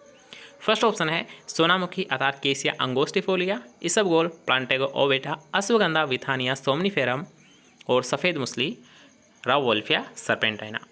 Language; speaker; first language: Hindi; native; Hindi